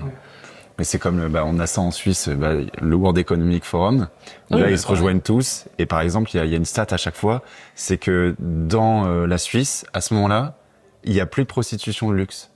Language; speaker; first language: French; native; French